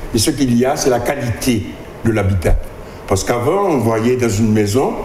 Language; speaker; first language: French; native; French